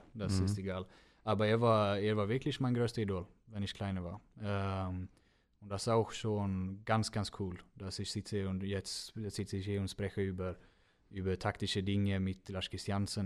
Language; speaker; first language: German; non-native, fluent; Swedish